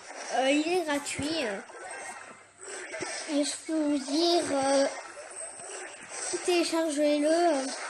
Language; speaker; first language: French; native; French